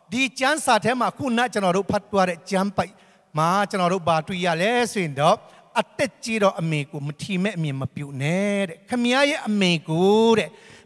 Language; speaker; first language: Burmese; non-native, local second language; Tedim Chin